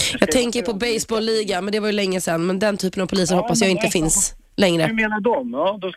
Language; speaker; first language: Swedish; native; Swedish